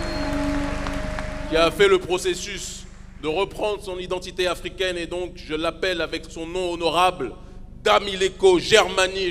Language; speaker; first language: French; native; French